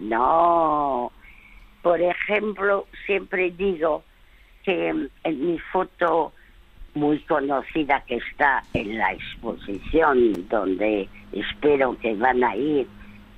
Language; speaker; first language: Spanish; early bilingual, other home language; French